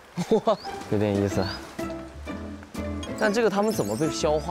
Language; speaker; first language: Chinese; native; Chinese